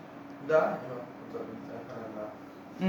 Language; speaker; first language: Bulgarian; non-native, learner; English